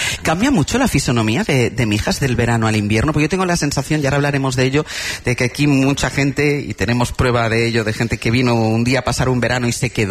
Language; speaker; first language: Spanish; native; Spanish